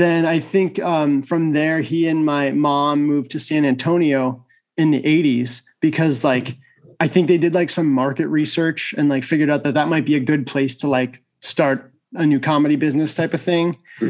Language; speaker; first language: English; native; English